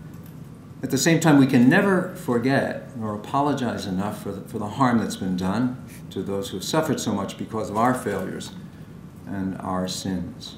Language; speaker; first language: English; native; English